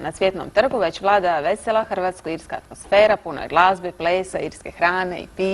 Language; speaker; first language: Croatian; native; Croatian